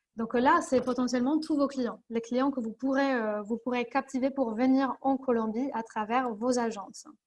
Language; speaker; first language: French; non-native, fluent; Spanish